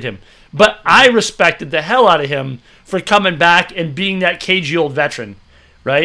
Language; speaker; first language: English; native; English